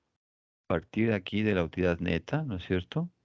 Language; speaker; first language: Spanish; native; Spanish